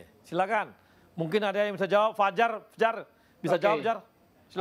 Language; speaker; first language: Indonesian; native; Indonesian